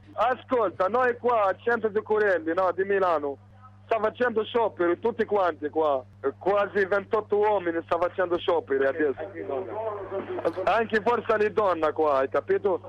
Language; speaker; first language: Italian; non-native, learner; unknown